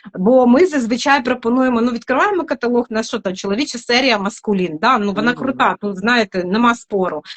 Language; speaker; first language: Ukrainian; non-native, local second language; Russian